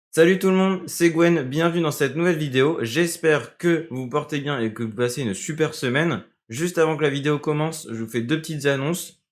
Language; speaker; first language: French; native; French